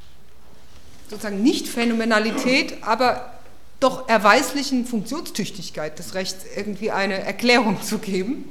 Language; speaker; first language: German; native; German